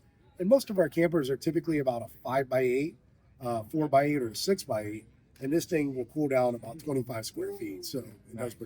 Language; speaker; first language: English; native; English